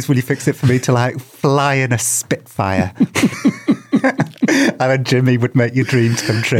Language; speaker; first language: English; native; English